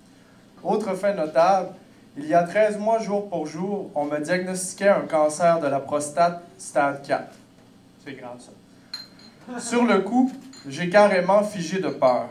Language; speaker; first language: French; native; French